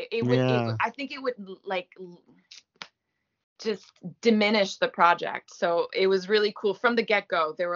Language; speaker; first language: English; non-native, fluent; French